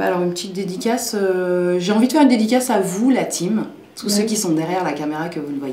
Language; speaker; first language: French; native; French